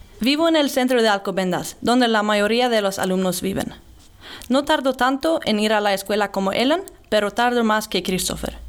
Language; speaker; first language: Spanish; non-native, learner; Swedish